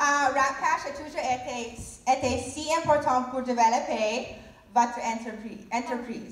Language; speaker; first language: French; non-native, learner; English